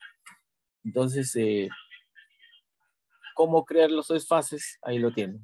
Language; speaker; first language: Spanish; native; Spanish